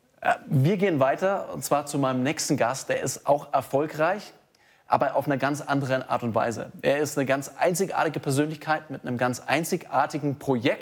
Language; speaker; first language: German; native; German